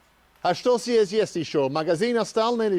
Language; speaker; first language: Russian; non-native, learner; English